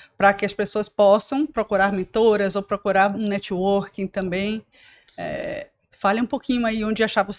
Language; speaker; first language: Portuguese; native; Portuguese